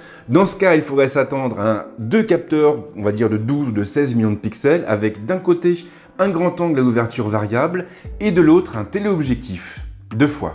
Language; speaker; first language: French; native; French